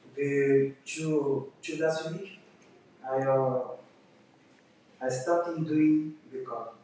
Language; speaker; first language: English; non-native, learner; French